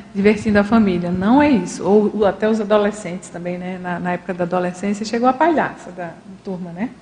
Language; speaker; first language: Portuguese; native; Portuguese